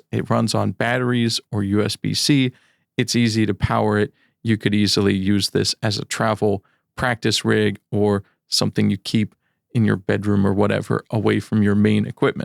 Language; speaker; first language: English; native; English